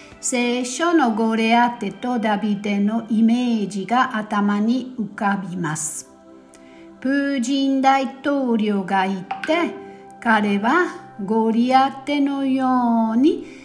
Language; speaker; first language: Japanese; non-native, fluent; German